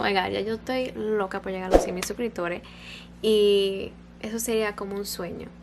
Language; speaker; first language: Spanish; early bilingual, heritage; Spanish